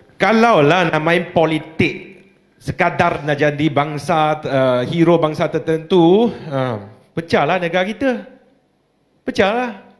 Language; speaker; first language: Malay; non-native, local second language; Chinese